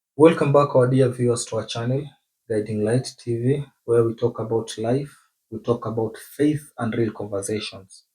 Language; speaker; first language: English; non-native, local second language; Swahili